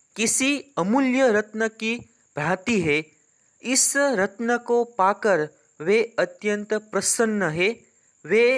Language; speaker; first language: Hindi; non-native, local second language; Gujarati